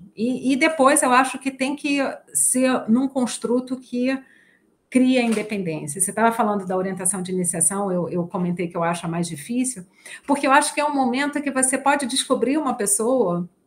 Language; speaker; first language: Portuguese; native; Portuguese